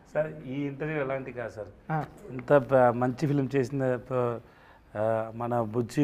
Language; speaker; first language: Telugu; non-native, learner; Tamil